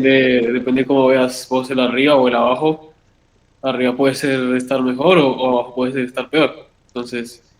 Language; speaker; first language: Spanish; native; Spanish